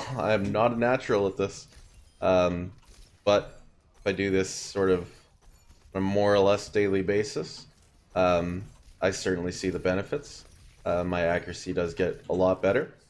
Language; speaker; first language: English; native; English